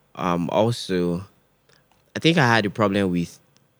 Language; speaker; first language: English; non-native, local second language; Igbo